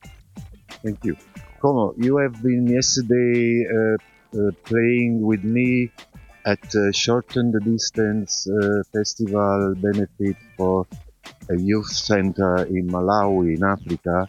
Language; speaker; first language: English; non-native, fluent; German